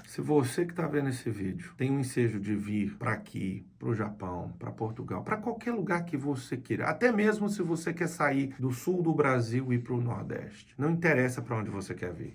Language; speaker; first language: Portuguese; native; Portuguese